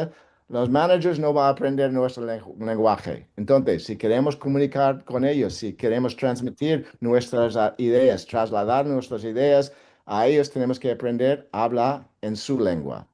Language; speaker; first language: Spanish; non-native, fluent; English